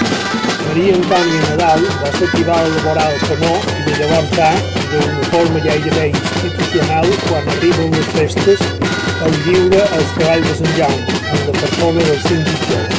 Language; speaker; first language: Catalan; native; Catalan